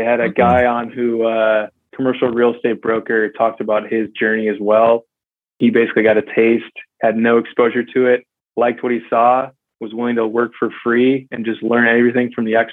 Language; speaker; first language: English; native; English